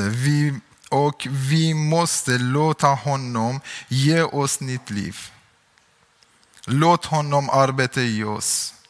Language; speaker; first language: Swedish; non-native, learner; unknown